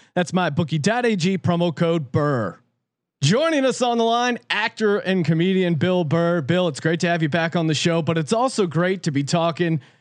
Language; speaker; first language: English; native; English